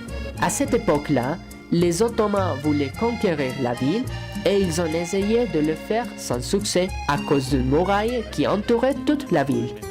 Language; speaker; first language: French; non-native, learner; Spanish